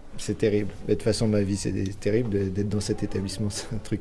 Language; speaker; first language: French; native; French